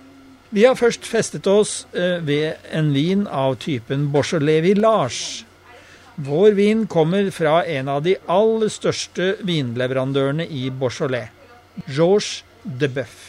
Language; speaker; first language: Norwegian; native; Norwegian